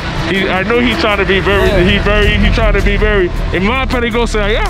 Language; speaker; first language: English; native; English